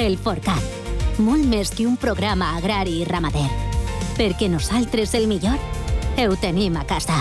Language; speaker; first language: Catalan; native; Catalan